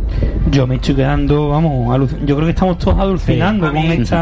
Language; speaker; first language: Spanish; native; Spanish